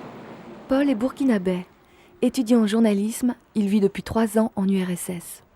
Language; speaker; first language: French; native; French